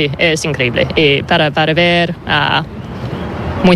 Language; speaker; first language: Spanish; non-native, learner; English